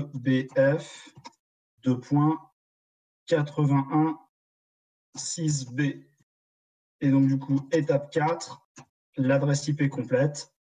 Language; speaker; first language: French; native; French